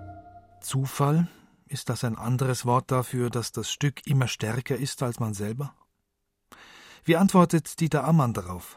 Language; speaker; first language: German; native; German